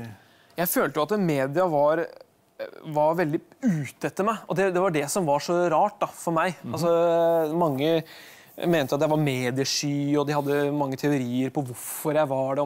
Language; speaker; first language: Norwegian; native; Norwegian